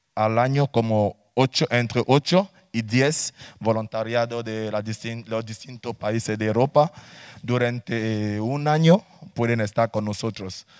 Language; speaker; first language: Spanish; non-native, fluent; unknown